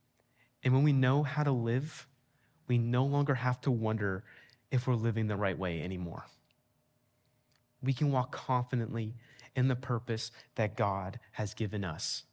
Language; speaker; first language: English; native; English